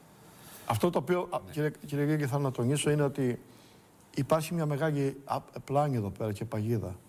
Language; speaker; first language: Greek; native; Greek